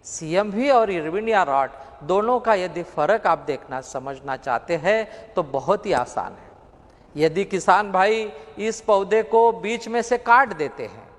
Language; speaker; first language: Hindi; non-native, local second language; Marathi